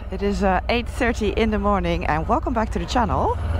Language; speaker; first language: English; non-native, fluent; Dutch